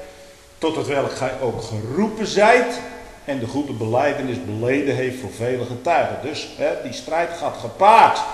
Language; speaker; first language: Dutch; native; Dutch